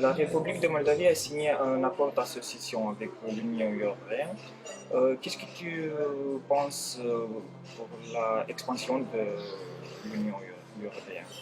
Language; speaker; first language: French; non-native, learner; Romanian